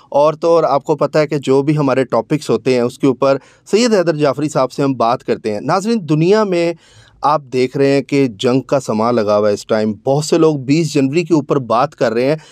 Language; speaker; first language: Urdu; native; Urdu